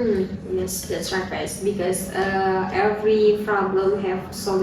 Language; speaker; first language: English; non-native, learner; Indonesian